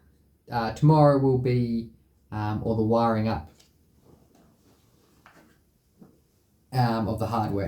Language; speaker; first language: English; native; English